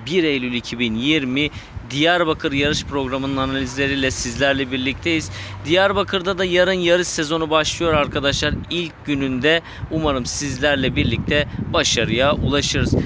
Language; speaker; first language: Turkish; native; Turkish